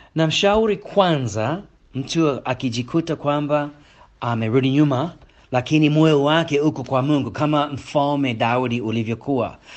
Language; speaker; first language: Swahili; non-native, fluent; English